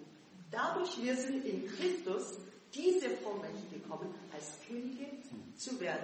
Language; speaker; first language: German; non-native, fluent; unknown